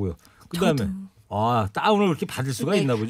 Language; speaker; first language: Korean; native; Korean